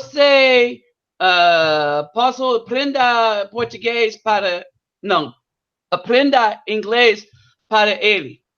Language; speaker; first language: Portuguese; non-native, learner; English